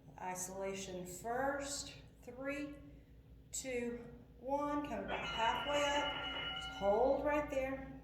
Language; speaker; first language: English; native; English